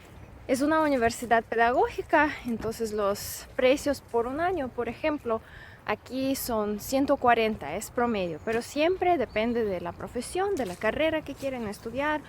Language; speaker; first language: Spanish; non-native, fluent; Russian